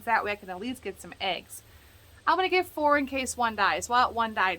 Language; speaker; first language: English; native; English